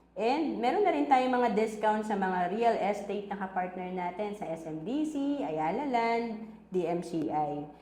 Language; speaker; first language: Filipino; native; Filipino